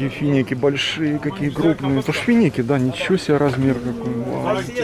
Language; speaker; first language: Russian; native; Russian